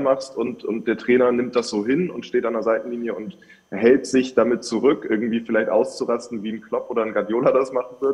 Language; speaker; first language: German; native; German